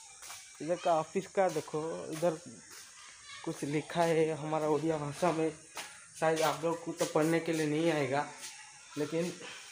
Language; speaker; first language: Hindi; non-native, local second language; Odia